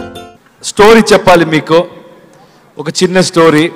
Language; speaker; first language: Telugu; non-native, learner; Kannada